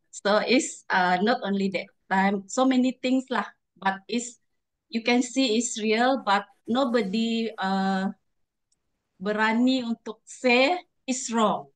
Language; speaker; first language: English; non-native, learner; Malay